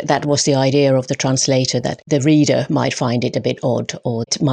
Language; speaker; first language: English; non-native, fluent; Finnish